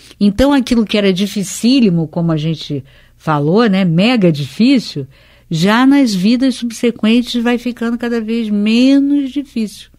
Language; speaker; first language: Portuguese; native; Portuguese